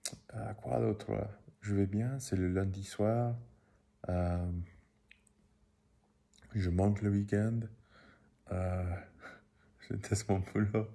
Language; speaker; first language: French; non-native, learner; English